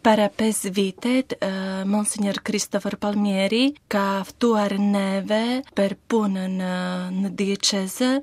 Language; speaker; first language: Albanian; non-native, learner; Slovak